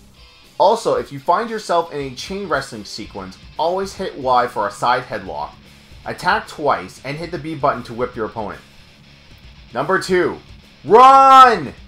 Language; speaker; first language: English; native; English